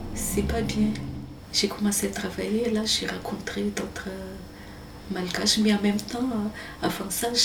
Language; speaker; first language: French; non-native, local second language; Malagasy